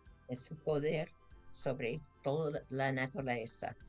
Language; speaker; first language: Spanish; non-native, fluent; English